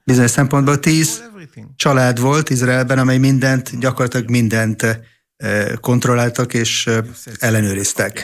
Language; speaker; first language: Hungarian; non-native, fluent; Hebrew